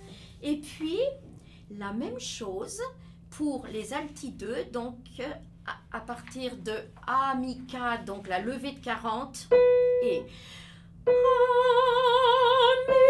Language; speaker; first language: French; native; French